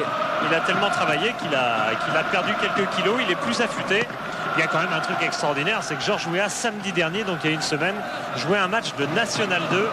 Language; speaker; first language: French; native; French